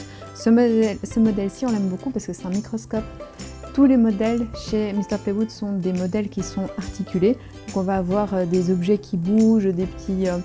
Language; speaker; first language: French; native; French